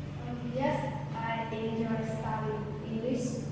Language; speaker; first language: English; non-native, learner; Vietnamese